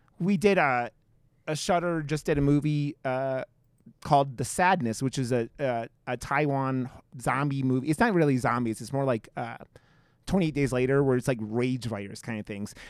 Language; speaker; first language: English; native; English